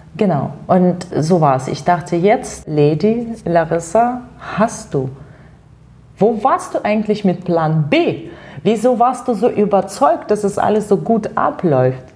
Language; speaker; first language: German; non-native, fluent; Russian